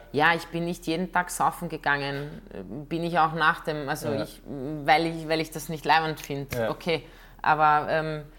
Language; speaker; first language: German; non-native, fluent; Croatian